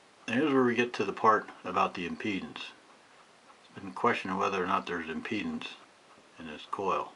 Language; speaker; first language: English; native; English